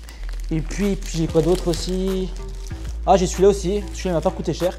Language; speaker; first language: French; native; French